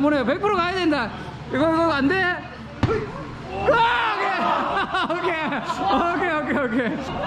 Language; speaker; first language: Korean; native; Korean